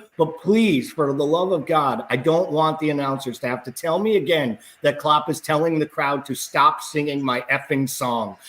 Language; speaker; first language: English; native; English